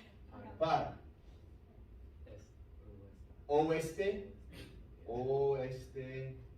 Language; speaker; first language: Spanish; non-native, fluent; English